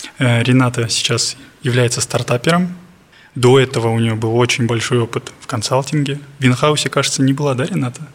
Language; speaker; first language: Russian; non-native, local second language; Kazakh